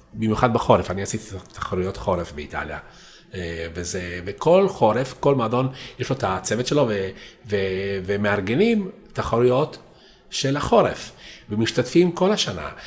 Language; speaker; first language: Hebrew; non-native, fluent; Italian